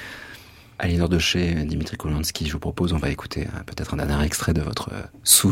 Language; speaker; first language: French; native; French